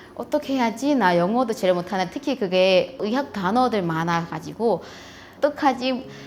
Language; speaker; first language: Korean; non-native, fluent; Burmese